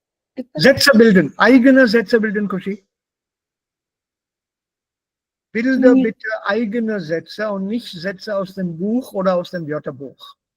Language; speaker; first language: German; non-native, fluent; Hindi